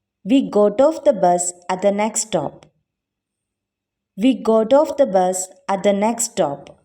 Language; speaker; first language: English; non-native, local second language; Malayalam